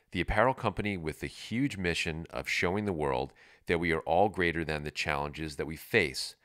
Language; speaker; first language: English; native; English